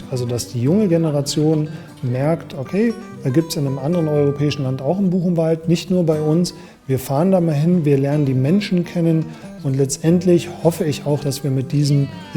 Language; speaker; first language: German; native; German